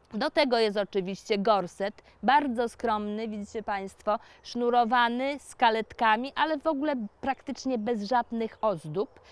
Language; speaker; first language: Polish; native; Polish